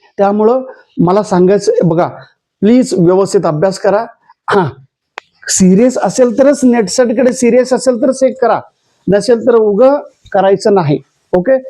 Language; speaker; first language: Marathi; non-native, local second language; Kannada